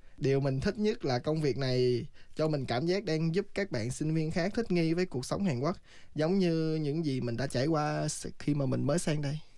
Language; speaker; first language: Vietnamese; native; Vietnamese